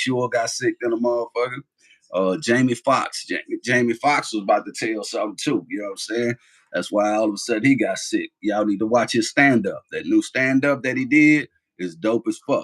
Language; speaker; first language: English; native; English